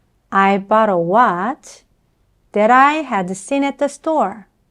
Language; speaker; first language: English; non-native, fluent; Korean